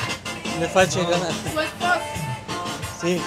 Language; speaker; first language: Spanish; non-native, learner; Romanian